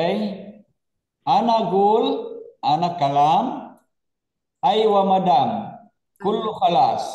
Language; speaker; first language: Arabic; non-native, learner; Filipino